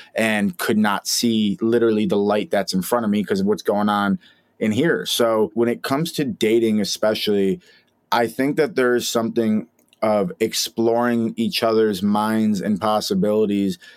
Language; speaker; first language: English; native; English